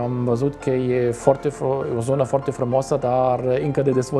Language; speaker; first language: Romanian; non-native, fluent; German